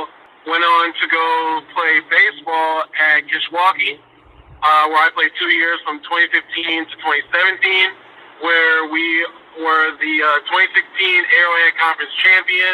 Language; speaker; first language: English; native; English